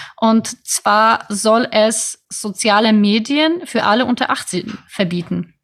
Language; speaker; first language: German; non-native, fluent; Polish